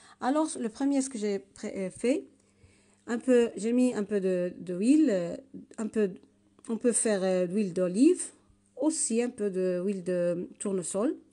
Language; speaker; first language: French; non-native, learner; Arabic